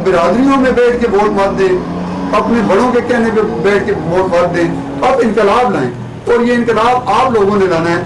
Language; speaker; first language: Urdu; non-native, local second language; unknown